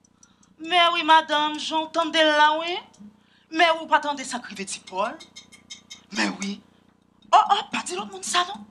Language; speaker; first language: French; non-native, local second language; Haitian Creole